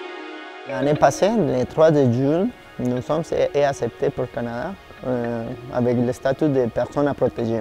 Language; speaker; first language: French; non-native, learner; Spanish